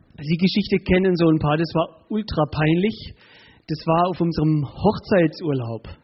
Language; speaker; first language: German; early bilingual, other home language; Spanish